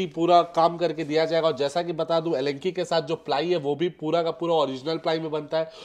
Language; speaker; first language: Hindi; native; Hindi